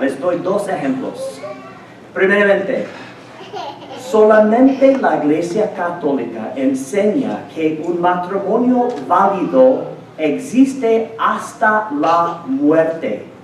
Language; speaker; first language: Spanish; non-native, fluent; English